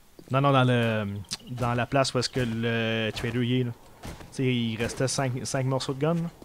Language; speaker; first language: French; early bilingual, heritage; French